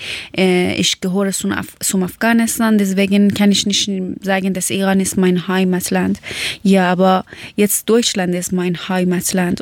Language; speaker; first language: German; non-native, fluent; Persian